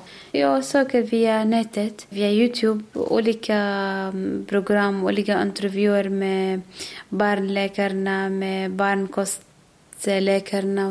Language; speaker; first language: Swedish; non-native, learner; Arabic